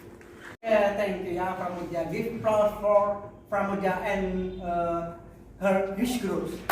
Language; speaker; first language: English; non-native, learner; Indonesian